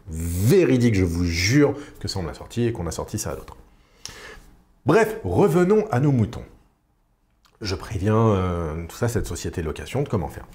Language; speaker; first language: French; native; French